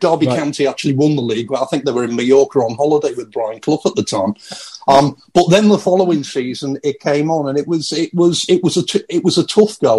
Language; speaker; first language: English; native; English